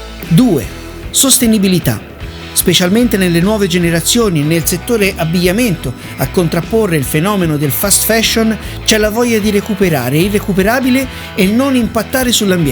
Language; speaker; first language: Italian; native; Italian